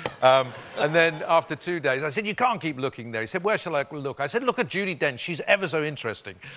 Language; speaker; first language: English; native; English